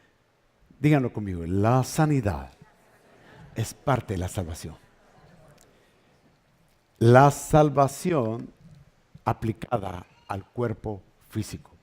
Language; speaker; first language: Spanish; native; Spanish